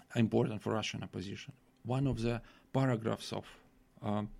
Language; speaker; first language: English; non-native, fluent; Russian